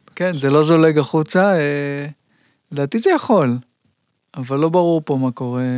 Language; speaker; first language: Hebrew; native; Hebrew